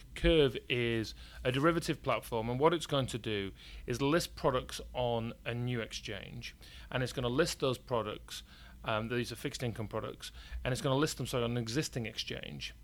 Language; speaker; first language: English; native; English